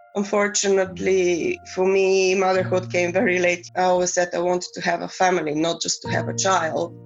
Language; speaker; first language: English; non-native, fluent; Bulgarian